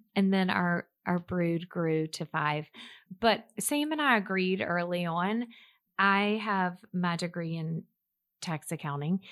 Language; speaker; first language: English; native; English